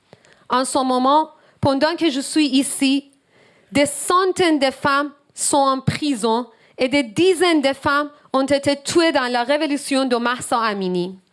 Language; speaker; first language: French; non-native, learner; Persian